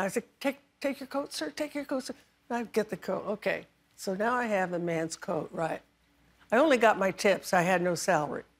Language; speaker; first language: English; native; English